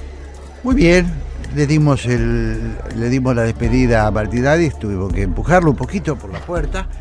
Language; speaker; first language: Spanish; native; Spanish